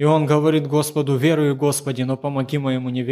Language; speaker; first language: Polish; non-native, learner; Ukrainian